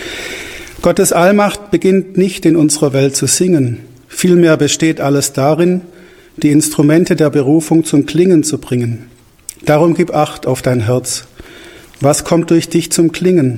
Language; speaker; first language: German; native; German